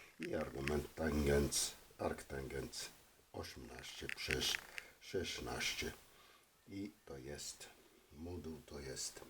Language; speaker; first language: Polish; non-native, learner; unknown